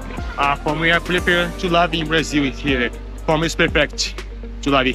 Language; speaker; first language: English; non-native, learner; Portuguese